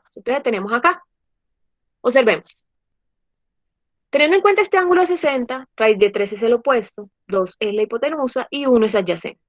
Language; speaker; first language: Spanish; native; Spanish